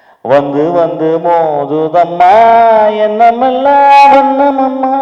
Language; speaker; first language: Tamil; native; Tamil